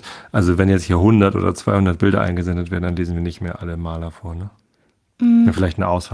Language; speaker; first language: German; native; German